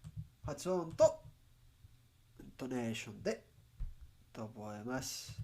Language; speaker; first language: Japanese; non-native, learner; Spanish